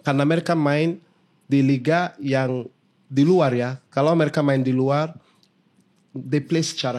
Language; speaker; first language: Indonesian; non-native, fluent; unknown